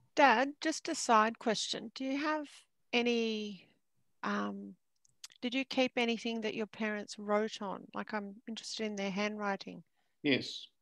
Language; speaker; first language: English; native; English